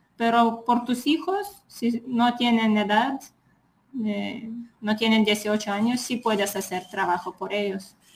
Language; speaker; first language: Spanish; non-native, fluent; Lithuanian